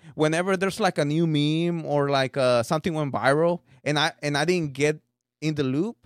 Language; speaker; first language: English; early bilingual, other home language; Spanish